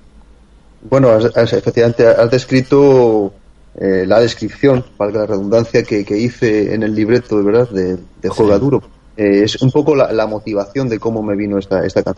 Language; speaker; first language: Spanish; native; Spanish